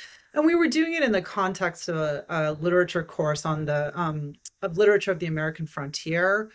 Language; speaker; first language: English; native; English